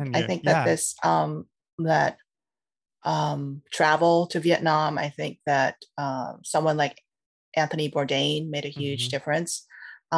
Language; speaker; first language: English; native; English